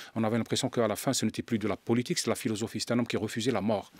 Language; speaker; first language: French; non-native, local second language; Arabic